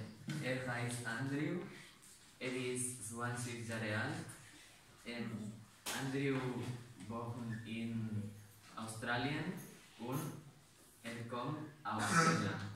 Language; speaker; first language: German; non-native, learner; Catalan